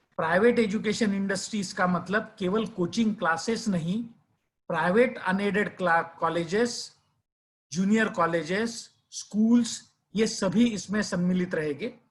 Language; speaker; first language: Hindi; non-native, local second language; Marathi